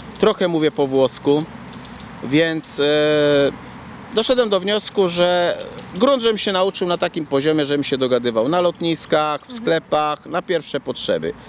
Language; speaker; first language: Polish; native; Polish